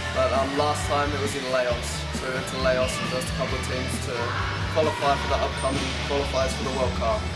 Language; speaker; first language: English; native; English